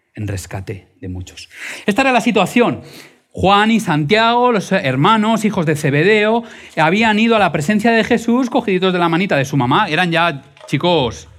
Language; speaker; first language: Spanish; native; Spanish